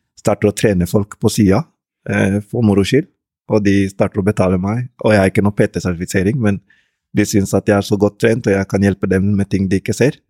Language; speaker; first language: Norwegian; early bilingual, other home language; Rundi